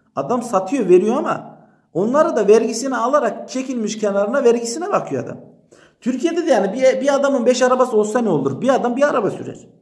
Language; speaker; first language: Turkish; native; Turkish